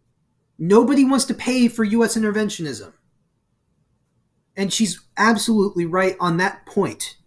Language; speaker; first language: English; native; English